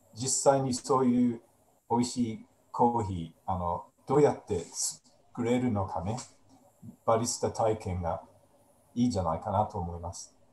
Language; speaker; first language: Japanese; non-native, fluent; English